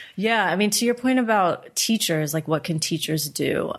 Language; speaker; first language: English; native; English